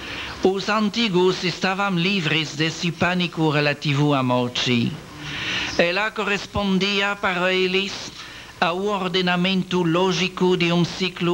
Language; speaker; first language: Portuguese; non-native, learner; French